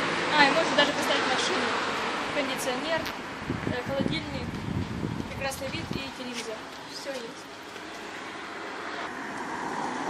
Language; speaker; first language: Russian; native; Russian